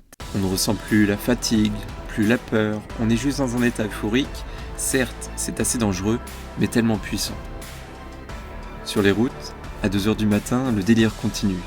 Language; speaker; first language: French; native; French